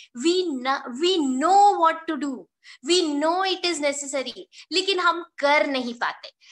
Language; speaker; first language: Hindi; non-native, local second language; Marathi